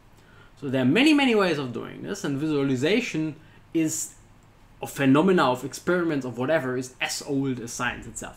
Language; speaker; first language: English; non-native, fluent; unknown